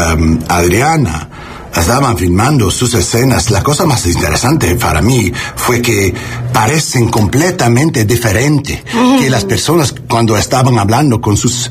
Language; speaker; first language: Spanish; non-native, learner; English